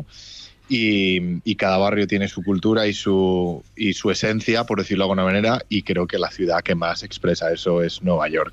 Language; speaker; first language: Spanish; native; Spanish